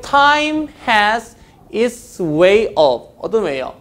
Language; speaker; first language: English; non-native, fluent; Korean